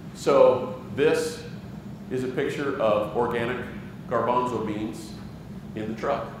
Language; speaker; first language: English; native; English